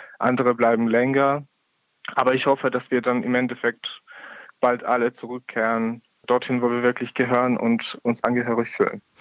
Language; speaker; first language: German; non-native, fluent; Ukrainian